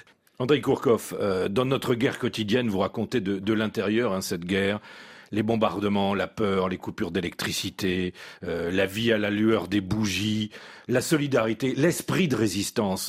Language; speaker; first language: French; native; French